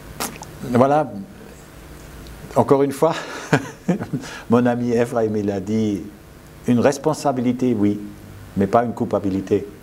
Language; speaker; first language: French; non-native, fluent; German